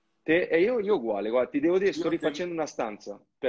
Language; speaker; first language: Italian; non-native, fluent; French